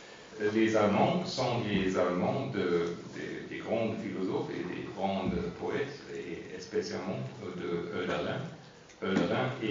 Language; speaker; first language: French; non-native, fluent; German